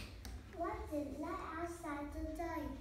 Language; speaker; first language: English; non-native, learner; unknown